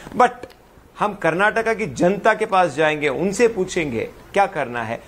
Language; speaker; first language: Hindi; non-native, local second language; Kannada